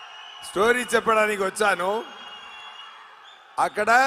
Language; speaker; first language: Telugu; non-native, learner; Tamil